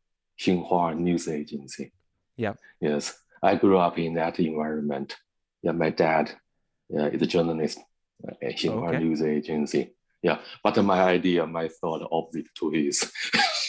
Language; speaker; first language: English; non-native, learner; Chinese